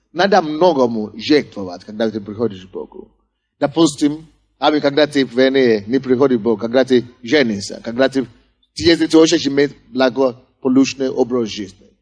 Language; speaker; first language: Russian; non-native, fluent; Yoruba